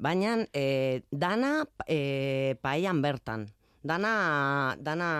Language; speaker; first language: Basque; non-native, local second language; Spanish